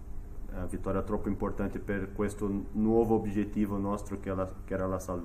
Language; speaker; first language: Italian; non-native, fluent; Portuguese